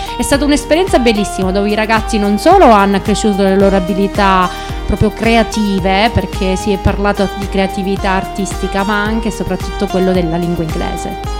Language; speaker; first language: Italian; native; Italian